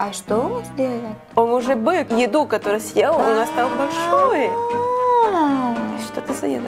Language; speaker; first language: Russian; non-native, learner; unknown